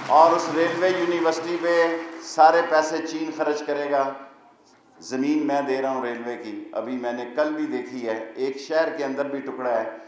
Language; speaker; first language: Urdu; non-native, local second language; Punjabi